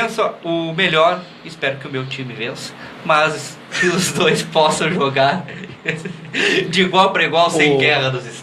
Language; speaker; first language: Portuguese; native; Portuguese